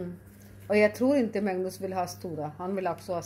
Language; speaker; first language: Swedish; non-native, learner; Punjabi